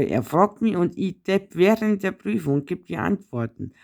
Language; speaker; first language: German; native; German